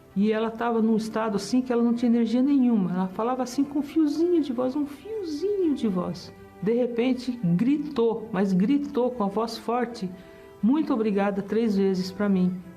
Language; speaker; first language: Portuguese; early bilingual, other home language; German